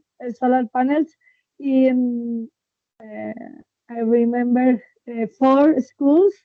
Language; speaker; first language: English; non-native, learner; Spanish